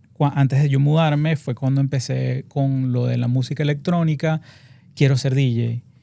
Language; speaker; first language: Spanish; native; Spanish